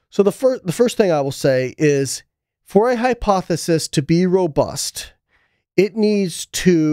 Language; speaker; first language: English; native; English